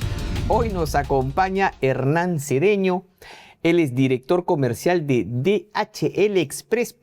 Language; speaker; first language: Spanish; native; Spanish